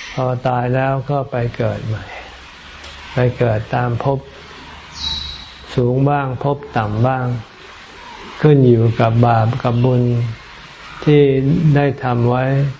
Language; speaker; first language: Thai; native; Thai